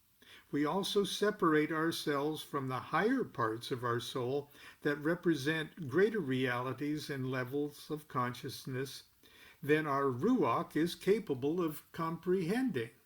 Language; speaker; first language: English; native; English